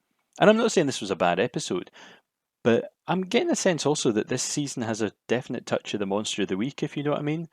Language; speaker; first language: English; native; English